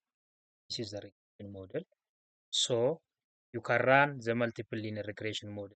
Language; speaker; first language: English; non-native, local second language; Oromo